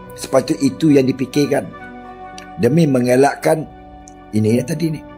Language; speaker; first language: Malay; native; Malay